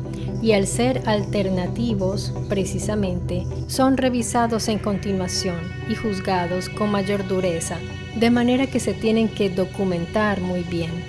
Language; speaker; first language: Spanish; non-native, fluent; Italian